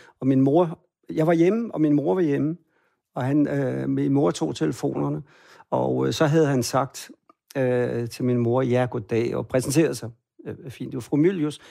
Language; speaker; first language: Danish; native; Danish